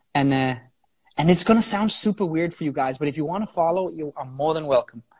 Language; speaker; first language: English; non-native, fluent; Danish